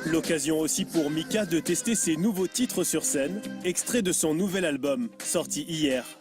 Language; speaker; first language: French; native; French